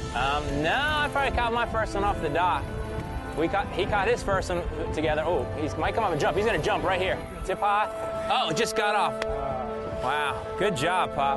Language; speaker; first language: English; native; English